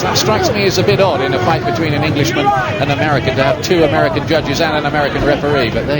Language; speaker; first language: English; native; English